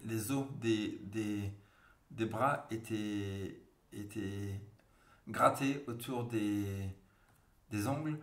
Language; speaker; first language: French; native; French